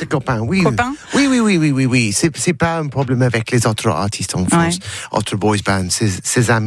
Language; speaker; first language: French; non-native, learner; English